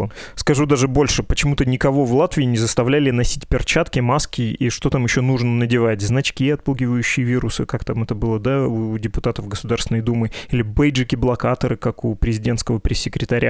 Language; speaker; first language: Russian; native; Russian